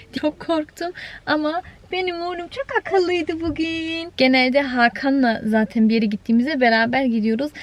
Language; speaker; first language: Turkish; early bilingual, heritage; Turkish